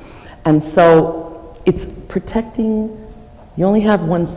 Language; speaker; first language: English; native; English